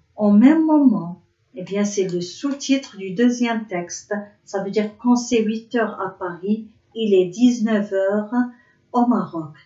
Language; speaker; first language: French; non-native, local second language; Arabic